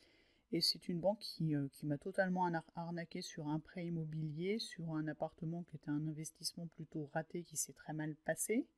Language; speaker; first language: French; native; French